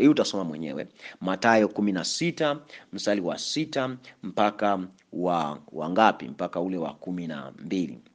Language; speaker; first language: Swahili; native; Swahili